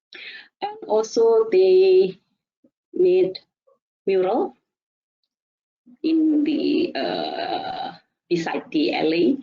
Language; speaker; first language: English; non-native, fluent; Indonesian